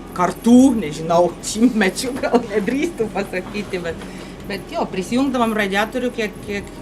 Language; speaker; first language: Lithuanian; non-native, learner; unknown